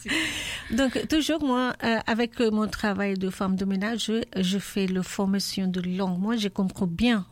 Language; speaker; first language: French; non-native, learner; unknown